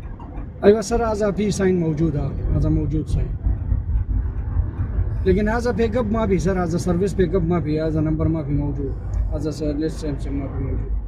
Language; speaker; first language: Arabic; non-native, learner; Urdu